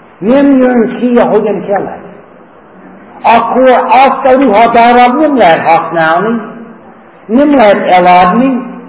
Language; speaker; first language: Hungarian; non-native, fluent; English